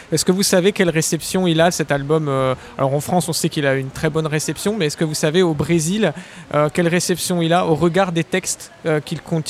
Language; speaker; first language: French; native; French